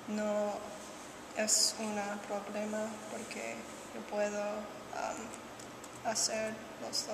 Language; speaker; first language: Spanish; non-native, learner; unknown